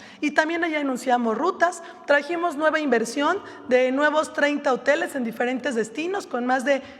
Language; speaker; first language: Spanish; native; Spanish